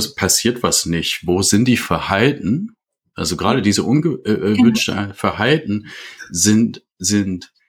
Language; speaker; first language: German; non-native, fluent; English